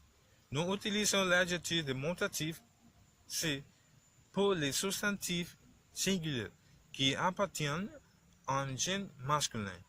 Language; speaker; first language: French; non-native, learner; Spanish